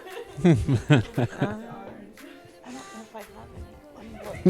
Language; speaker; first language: English; native; English